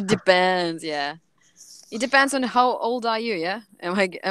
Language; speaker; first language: English; non-native, learner; Russian